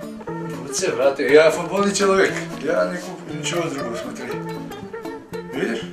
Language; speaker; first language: Russian; non-native, learner; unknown